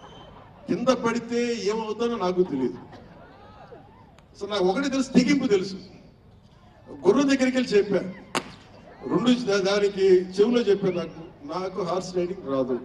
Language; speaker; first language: Telugu; native; Telugu